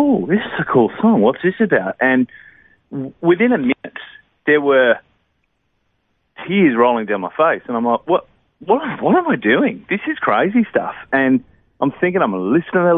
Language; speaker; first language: English; native; English